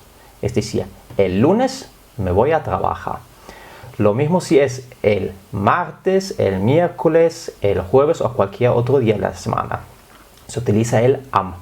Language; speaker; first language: Spanish; non-native, fluent; German